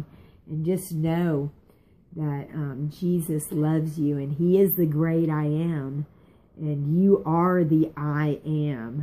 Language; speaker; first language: English; native; English